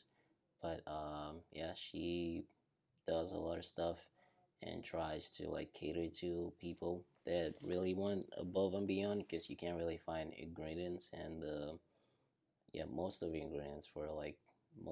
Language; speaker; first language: English; non-native, local second language; Yoruba